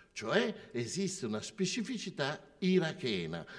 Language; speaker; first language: Italian; native; Italian